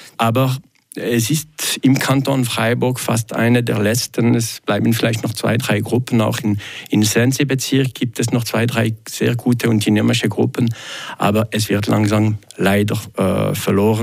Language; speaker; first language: German; non-native, local second language; French